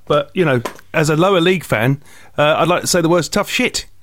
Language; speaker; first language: English; native; English